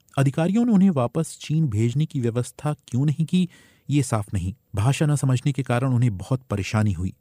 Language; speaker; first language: Hindi; native; Hindi